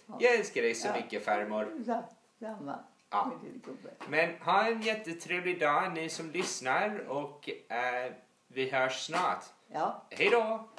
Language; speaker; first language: Swedish; early bilingual, heritage; English